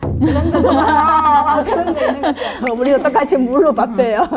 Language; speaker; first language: Korean; non-native, fluent; Chinese